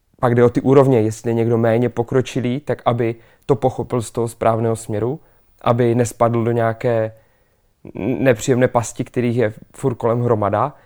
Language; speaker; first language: Czech; native; Czech